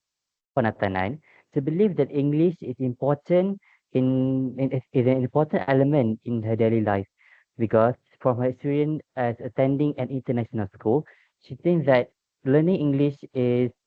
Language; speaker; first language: English; non-native, local second language; Malay